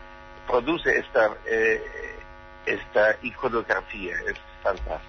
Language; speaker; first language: Spanish; non-native, learner; German